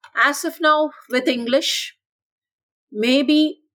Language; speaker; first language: English; non-native, local second language; Tamil